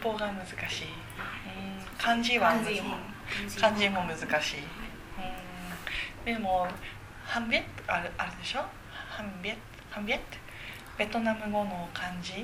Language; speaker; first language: Japanese; native; Japanese